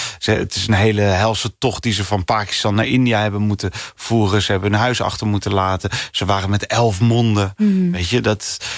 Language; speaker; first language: Dutch; early bilingual, other home language; Punjabi